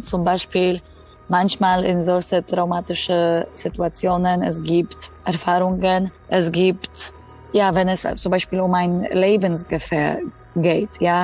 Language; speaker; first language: German; non-native, fluent; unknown